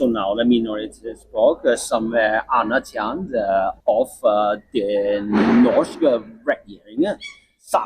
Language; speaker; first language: Norwegian; non-native, learner; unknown